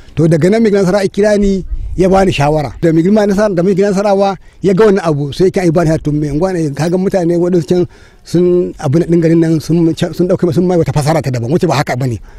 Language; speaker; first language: Hausa; native; Hausa